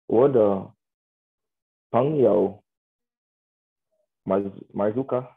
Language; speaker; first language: Chinese; non-native, learner; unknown